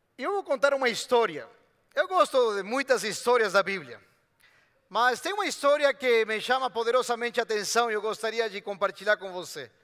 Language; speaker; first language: Portuguese; non-native, fluent; Spanish